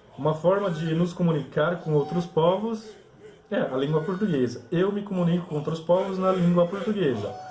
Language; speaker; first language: Portuguese; non-native, local second language; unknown